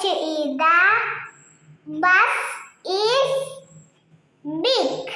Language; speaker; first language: English; non-native, learner; Malayalam